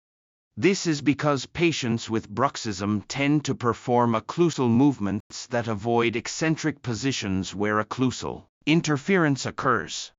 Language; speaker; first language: English; non-native, fluent; Japanese